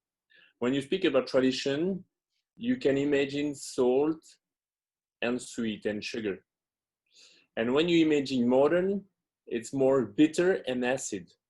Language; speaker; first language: English; non-native, fluent; French